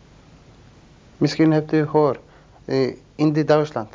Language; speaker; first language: Dutch; non-native, learner; Turkish